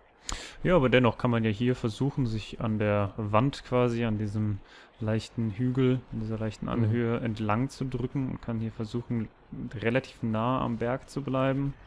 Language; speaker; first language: German; native; German